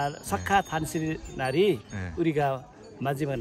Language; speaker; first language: Korean; non-native, fluent; Nepali